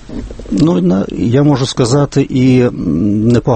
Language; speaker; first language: Ukrainian; non-native, fluent; Lithuanian